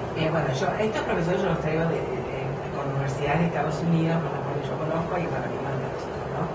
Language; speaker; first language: Spanish; non-native, fluent; English